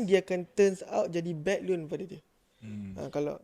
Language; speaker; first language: Malay; native; Malay